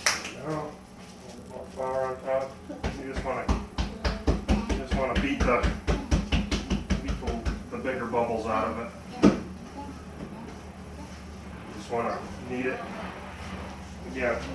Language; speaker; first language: English; native; English